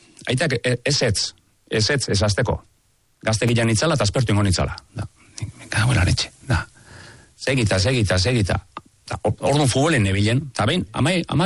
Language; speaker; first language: Basque; native; Basque